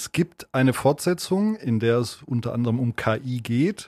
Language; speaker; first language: German; native; German